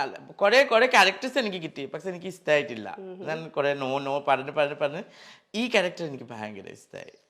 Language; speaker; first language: Malayalam; non-native, local second language; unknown